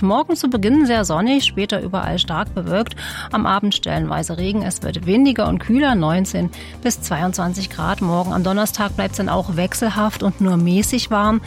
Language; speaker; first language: German; native; German